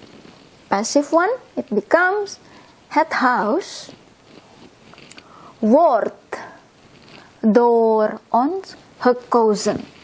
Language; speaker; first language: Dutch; non-native, fluent; Indonesian